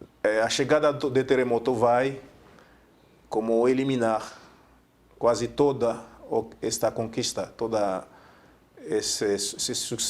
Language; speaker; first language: Portuguese; non-native, fluent; Haitian Creole